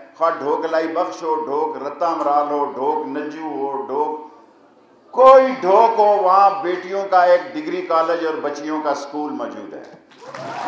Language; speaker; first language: Urdu; non-native, local second language; Punjabi